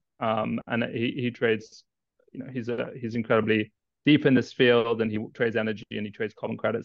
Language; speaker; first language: English; native; English